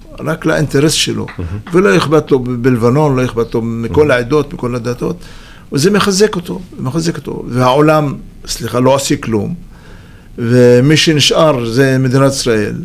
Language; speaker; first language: Hebrew; non-native, local second language; Arabic